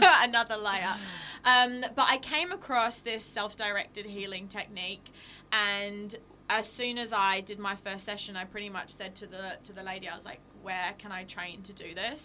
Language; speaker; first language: English; native; English